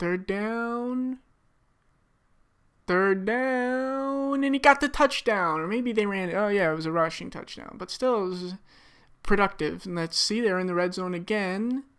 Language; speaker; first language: English; native; English